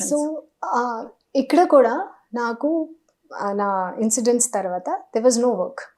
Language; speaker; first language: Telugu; non-native, local second language; Hindi